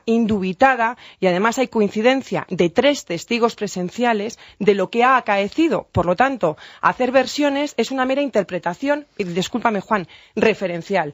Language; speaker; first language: Spanish; native; Spanish